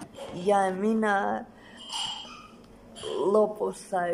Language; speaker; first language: Finnish; non-native, learner; Russian